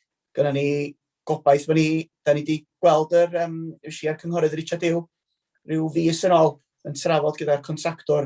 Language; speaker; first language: Welsh; native; Welsh